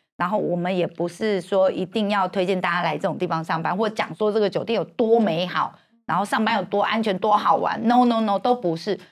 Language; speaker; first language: Chinese; native; Chinese